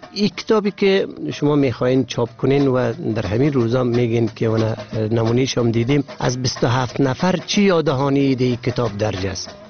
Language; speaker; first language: Persian; native; Persian